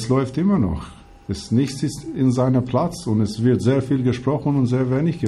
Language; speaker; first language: German; non-native, learner; Albanian